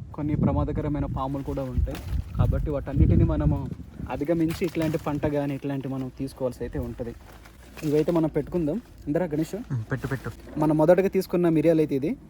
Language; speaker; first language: Telugu; non-native, local second language; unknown